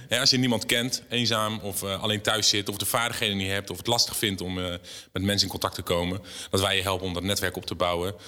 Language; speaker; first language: Dutch; native; Dutch